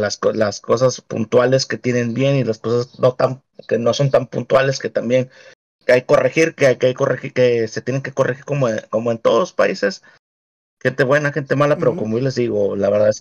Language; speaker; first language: Spanish; native; Spanish